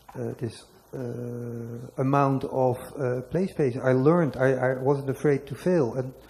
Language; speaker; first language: English; non-native, fluent; Dutch